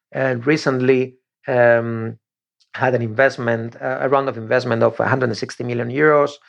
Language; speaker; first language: English; non-native, fluent; Spanish